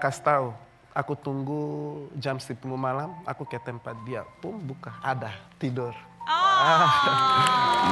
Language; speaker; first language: Indonesian; non-native, fluent; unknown